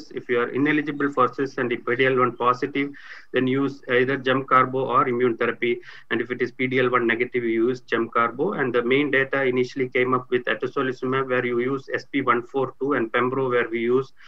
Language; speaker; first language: English; non-native, local second language; Tamil